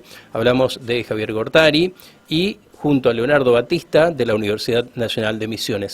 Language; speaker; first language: Spanish; native; Spanish